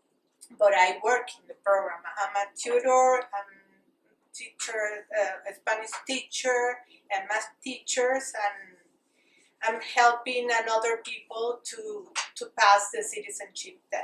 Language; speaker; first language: English; non-native, learner; Spanish